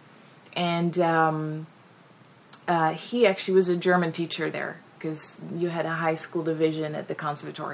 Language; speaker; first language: English; non-native, fluent; Dutch